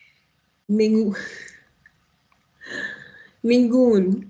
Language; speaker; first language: Portuguese; non-native, learner; Spanish